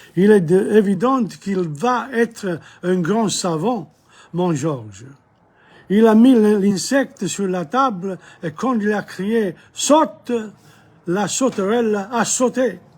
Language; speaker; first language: French; non-native, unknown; English